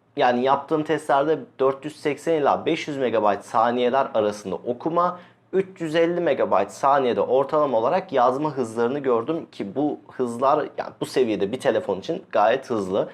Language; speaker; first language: Turkish; native; Turkish